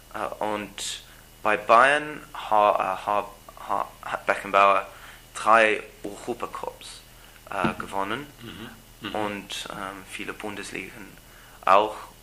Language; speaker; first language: German; non-native, learner; English